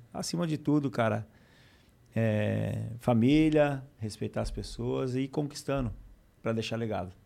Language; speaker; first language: Portuguese; native; Portuguese